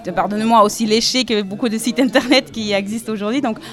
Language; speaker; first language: French; non-native, fluent; German